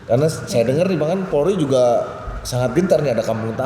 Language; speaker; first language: Indonesian; native; Indonesian